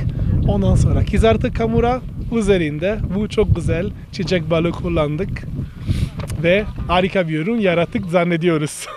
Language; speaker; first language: Turkish; non-native, learner; Italian